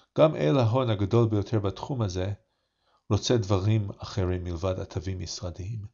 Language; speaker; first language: Hebrew; non-native, fluent; English